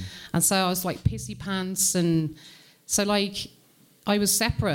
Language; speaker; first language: English; native; English